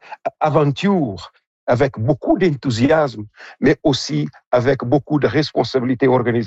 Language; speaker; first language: French; non-native, fluent; Portuguese